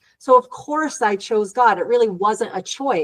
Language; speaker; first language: English; native; English